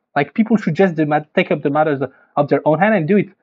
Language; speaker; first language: English; non-native, fluent; French